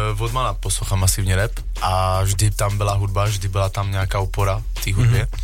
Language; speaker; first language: Czech; early bilingual, other home language; French